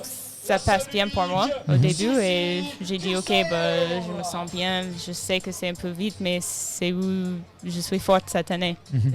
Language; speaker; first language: French; non-native, learner; English